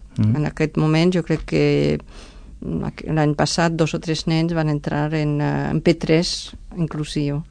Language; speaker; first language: Catalan; non-native, fluent; Spanish